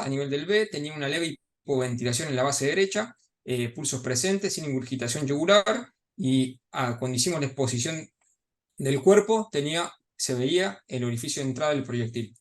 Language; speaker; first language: Spanish; native; Spanish